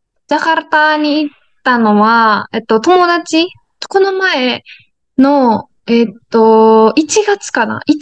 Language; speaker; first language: Japanese; native; Japanese